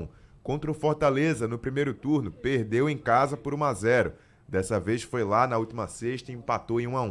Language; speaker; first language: Portuguese; native; Portuguese